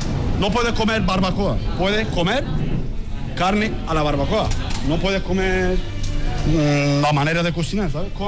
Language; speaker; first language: Spanish; non-native, learner; Turkish